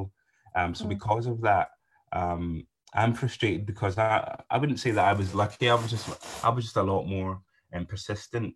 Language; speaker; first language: English; native; English